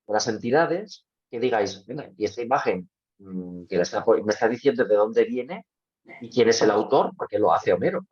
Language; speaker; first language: Spanish; non-native, local second language; Catalan